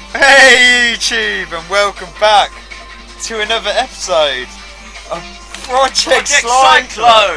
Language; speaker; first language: English; native; English